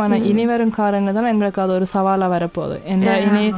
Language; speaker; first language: Tamil; early bilingual, other home language; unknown